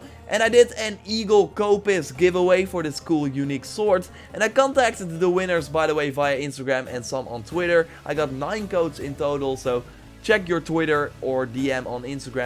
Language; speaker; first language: English; non-native, fluent; Dutch